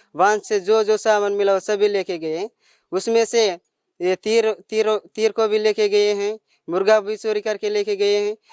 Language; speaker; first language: Hindi; non-native, local second language; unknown